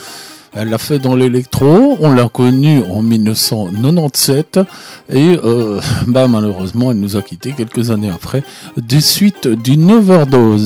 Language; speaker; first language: French; native; French